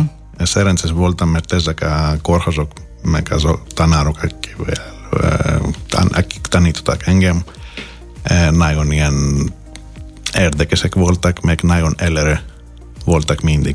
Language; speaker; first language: Hungarian; non-native, fluent; Greek